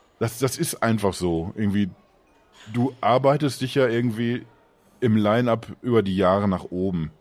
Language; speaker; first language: German; native; German